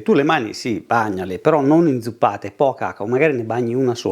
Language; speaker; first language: Italian; native; Italian